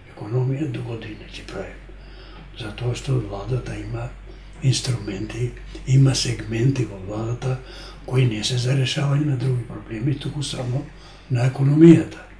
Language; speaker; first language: Macedonian; non-native, local second language; Albanian